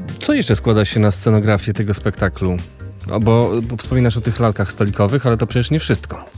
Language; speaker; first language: Polish; native; Polish